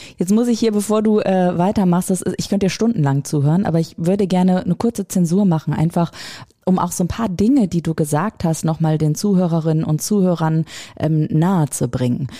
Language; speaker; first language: German; native; German